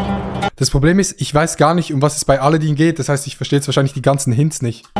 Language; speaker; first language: German; native; German